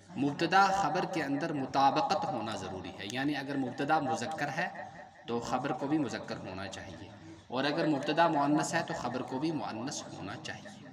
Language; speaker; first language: Urdu; native; Urdu